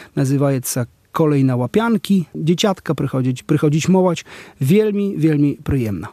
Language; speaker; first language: Belarusian; non-native, local second language; Polish